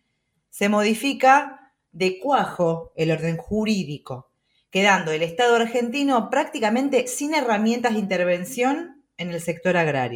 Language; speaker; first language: Spanish; native; Spanish